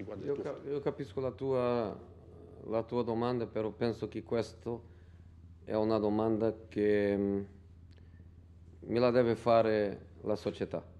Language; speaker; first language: Italian; non-native, fluent; Portuguese